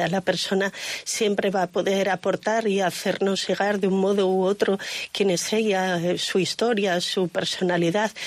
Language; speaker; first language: Spanish; native; Spanish